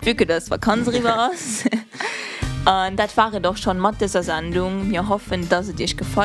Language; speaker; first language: German; non-native, local second language; Luxembourgish